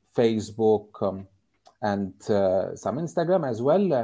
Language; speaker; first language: English; non-native, fluent; Maltese